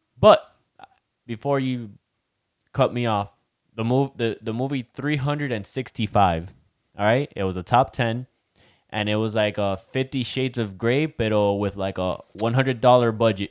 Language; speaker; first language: English; early bilingual, other home language; Spanish